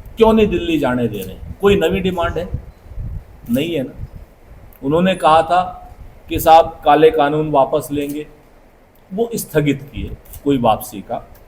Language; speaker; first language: Hindi; native; Hindi